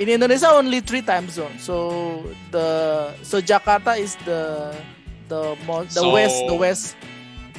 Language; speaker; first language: English; non-native, fluent; Indonesian